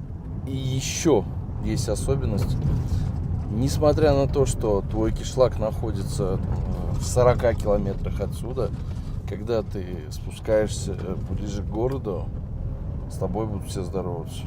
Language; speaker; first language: Russian; native; Russian